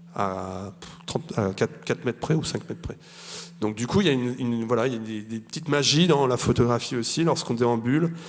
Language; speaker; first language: French; native; French